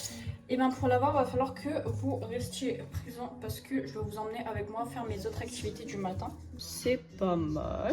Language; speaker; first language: French; native; French